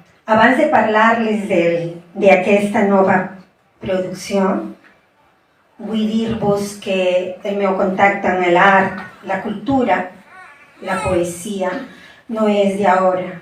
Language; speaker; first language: Catalan; non-native, fluent; Spanish